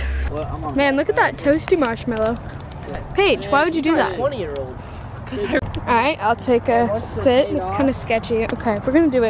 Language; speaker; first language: English; native; English